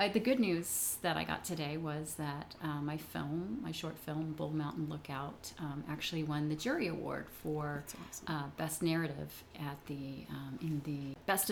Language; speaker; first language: English; native; English